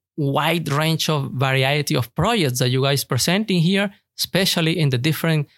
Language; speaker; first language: English; non-native, fluent; Spanish